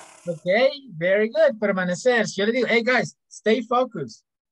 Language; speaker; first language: English; non-native, fluent; Spanish